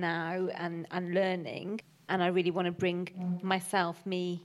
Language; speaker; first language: English; native; English